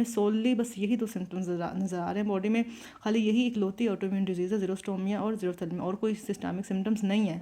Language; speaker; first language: Hindi; native; Hindi